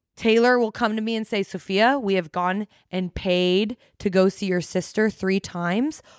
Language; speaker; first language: English; native; English